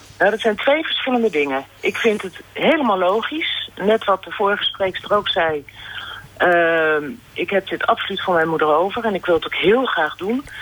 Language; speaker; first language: Dutch; native; Dutch